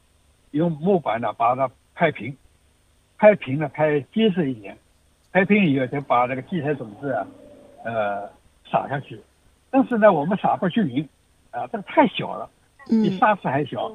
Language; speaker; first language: Chinese; native; Chinese